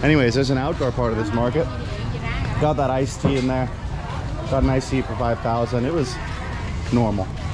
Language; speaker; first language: English; native; English